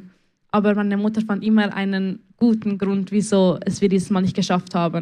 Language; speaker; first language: German; early bilingual, other home language; Spanish